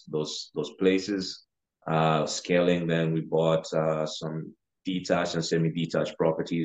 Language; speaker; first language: English; non-native, local second language; Ganda